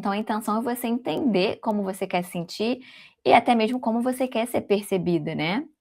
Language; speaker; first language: Portuguese; native; Portuguese